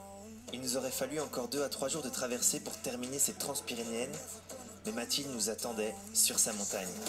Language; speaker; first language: French; native; French